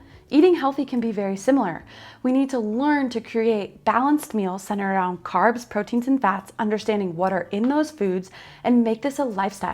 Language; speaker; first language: English; native; English